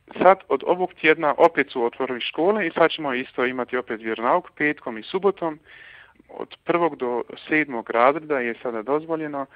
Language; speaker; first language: Croatian; early bilingual, heritage; Croatian